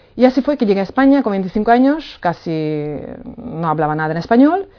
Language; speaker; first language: Spanish; non-native, fluent; Hungarian